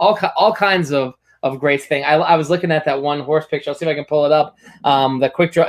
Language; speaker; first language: English; native; English